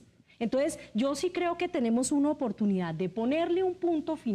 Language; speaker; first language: Spanish; native; Spanish